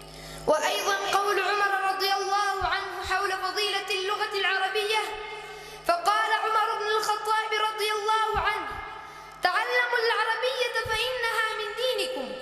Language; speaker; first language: Arabic; non-native, learner; Pashto